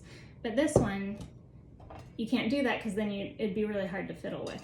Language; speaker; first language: English; native; English